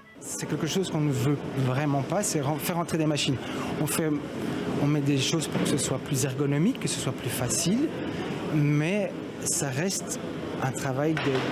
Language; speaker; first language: French; native; French